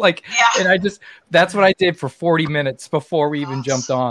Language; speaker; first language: English; native; English